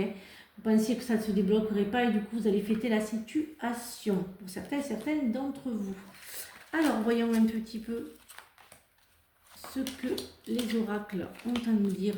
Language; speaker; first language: French; native; French